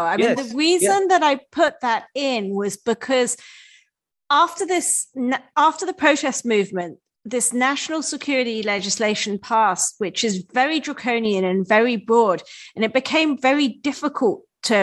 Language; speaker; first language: English; native; English